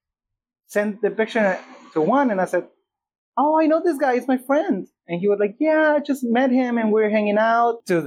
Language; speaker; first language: English; non-native, fluent; Spanish